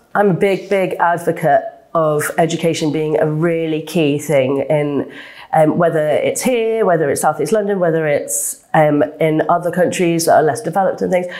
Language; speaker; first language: English; native; English